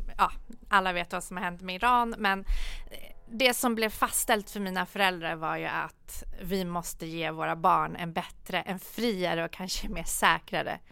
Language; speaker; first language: Swedish; early bilingual, other home language; Persian